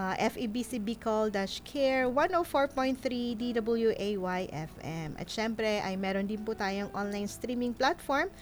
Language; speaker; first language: Filipino; non-native, local second language; Bikol